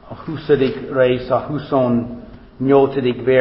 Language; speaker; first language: Hungarian; non-native, fluent; English